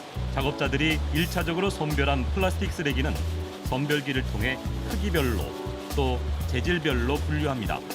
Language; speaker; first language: Korean; native; Korean